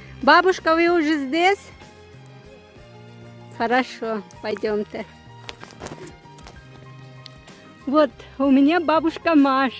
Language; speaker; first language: Russian; non-native, fluent; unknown